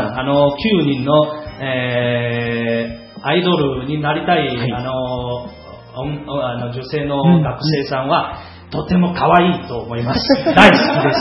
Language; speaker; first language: Japanese; non-native, fluent; Chinese